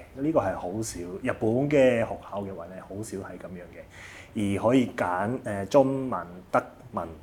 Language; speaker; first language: Cantonese; non-native, fluent; Japanese